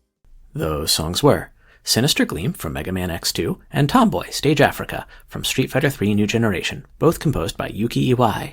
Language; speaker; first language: English; native; English